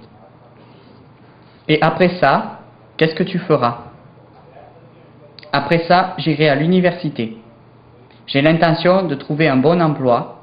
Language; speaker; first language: French; non-native, learner; English